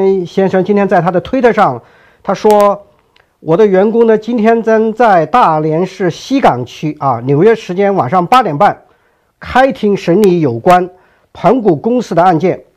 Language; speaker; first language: Chinese; native; Chinese